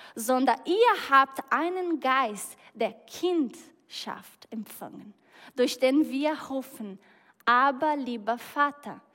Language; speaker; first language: German; non-native, fluent; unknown